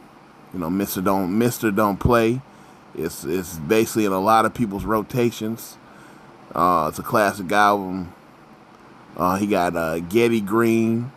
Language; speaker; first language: English; native; English